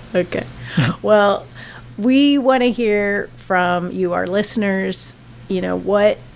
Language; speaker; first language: English; native; English